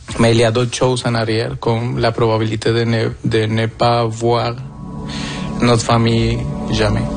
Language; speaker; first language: French; non-native, fluent; Spanish